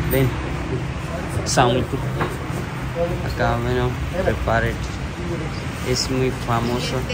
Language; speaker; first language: Spanish; non-native, learner; Urdu